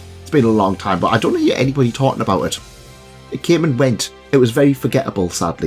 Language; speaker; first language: English; native; English